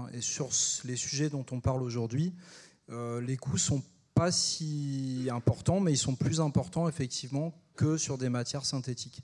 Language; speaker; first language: French; native; French